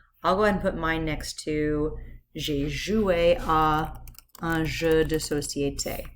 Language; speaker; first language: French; non-native, fluent; English